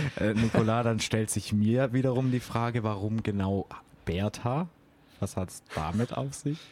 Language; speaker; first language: German; native; German